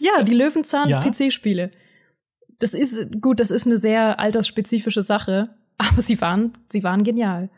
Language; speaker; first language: German; native; German